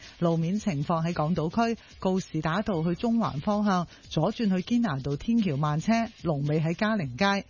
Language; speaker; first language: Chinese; non-native, local second language; Cantonese